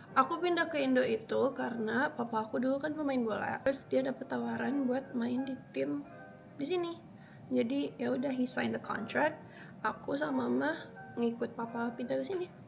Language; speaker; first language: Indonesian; early bilingual, other home language; Spanish